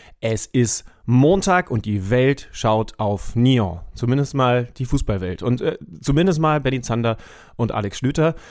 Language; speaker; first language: German; native; German